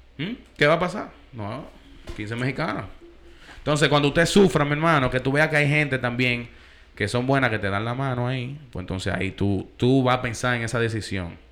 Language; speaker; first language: Spanish; early bilingual, heritage; Spanish